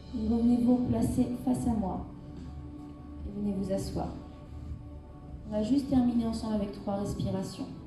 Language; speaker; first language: French; native; French